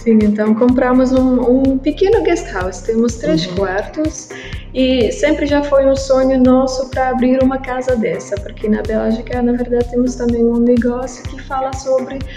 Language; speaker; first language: Portuguese; non-native, learner; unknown